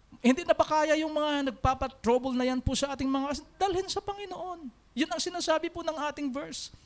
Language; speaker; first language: Filipino; non-native, local second language; Hiligaynon